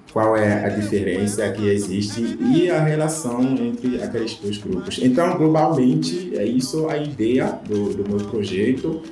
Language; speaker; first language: Portuguese; non-native, fluent; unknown